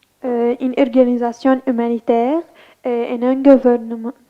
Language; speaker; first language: French; non-native, learner; Arabic